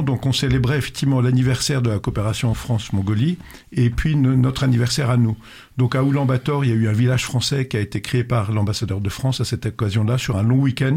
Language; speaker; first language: French; native; French